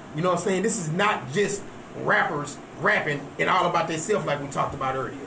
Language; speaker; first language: English; native; English